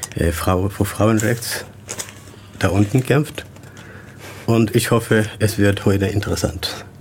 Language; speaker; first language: German; non-native, learner; Swahili